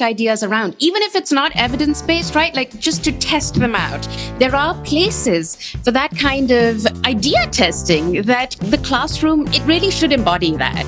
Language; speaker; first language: English; non-native, local second language; Urdu